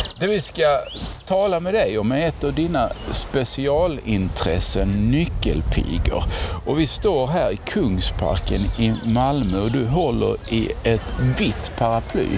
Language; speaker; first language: Swedish; native; Swedish